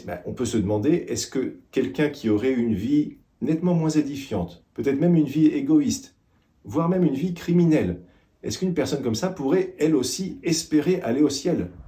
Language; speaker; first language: French; native; French